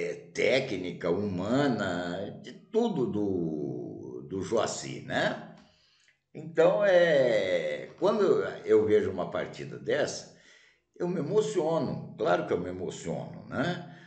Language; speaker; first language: Portuguese; native; Portuguese